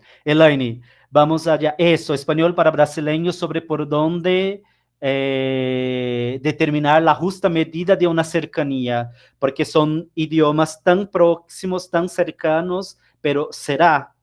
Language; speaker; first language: Spanish; non-native, fluent; Portuguese